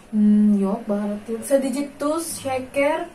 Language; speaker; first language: Turkish; non-native, learner; Indonesian